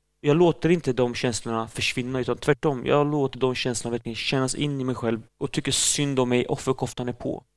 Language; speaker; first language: Swedish; early bilingual, other home language; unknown